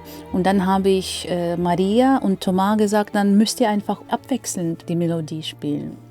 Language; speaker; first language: German; non-native, fluent; Russian